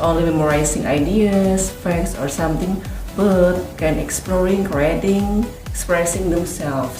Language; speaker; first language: English; non-native, learner; Indonesian